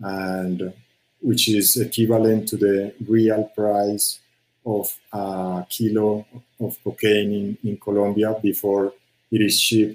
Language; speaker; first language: English; non-native, fluent; Spanish